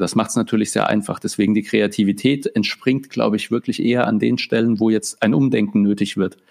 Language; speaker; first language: German; native; German